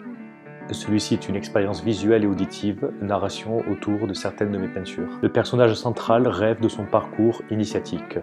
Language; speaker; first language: French; native; French